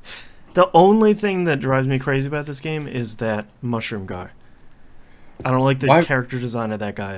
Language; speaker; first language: English; native; English